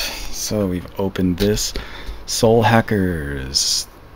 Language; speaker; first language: English; native; English